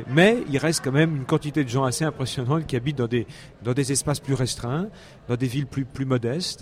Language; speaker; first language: French; native; French